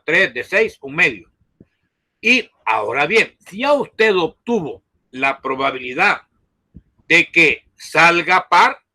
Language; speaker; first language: Spanish; native; Spanish